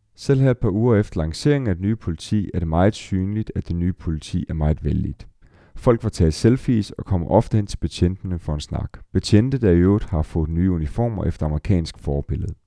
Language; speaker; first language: Danish; native; Danish